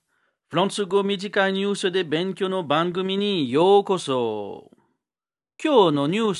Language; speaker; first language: Japanese; non-native, learner; French